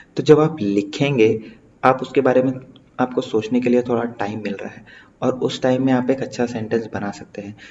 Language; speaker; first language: Urdu; native; Urdu